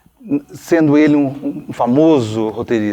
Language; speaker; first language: Portuguese; native; Portuguese